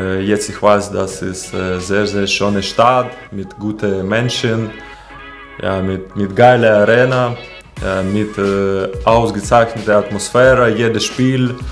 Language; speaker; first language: German; non-native, learner; Russian